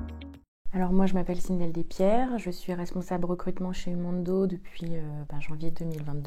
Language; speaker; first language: French; native; French